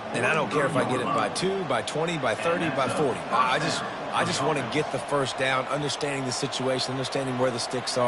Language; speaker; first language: English; native; English